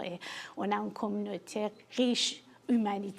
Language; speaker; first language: French; non-native, fluent; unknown